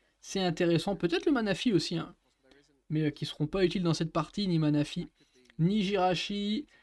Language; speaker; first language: French; native; French